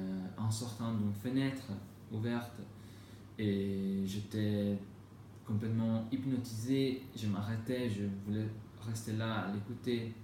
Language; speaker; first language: French; non-native, learner; Italian